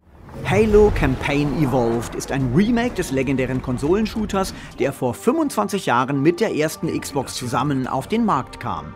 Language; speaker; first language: German; native; German